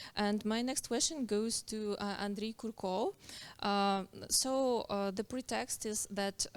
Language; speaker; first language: English; non-native, fluent; Ukrainian